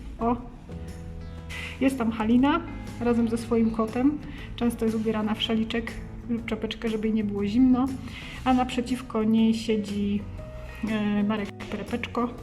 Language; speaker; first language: Polish; native; Polish